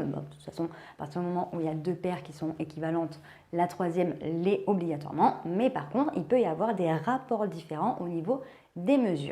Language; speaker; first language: French; native; French